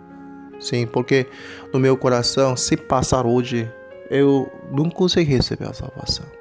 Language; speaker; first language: Portuguese; non-native, learner; Korean